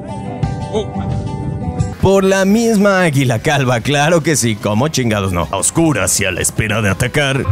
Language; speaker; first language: Spanish; native; Spanish